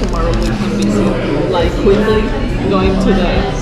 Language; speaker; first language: English; non-native, learner; Spanish